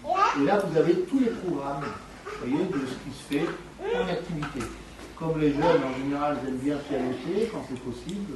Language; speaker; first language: French; native; French